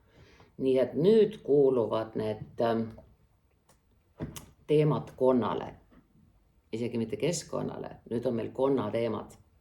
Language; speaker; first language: Estonian; native; Estonian